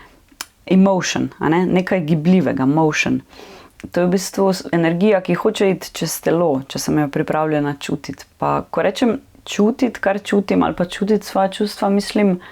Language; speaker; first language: Slovenian; native; Slovenian